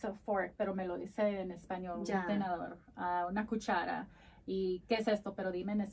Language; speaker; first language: Spanish; early bilingual, heritage; Spanish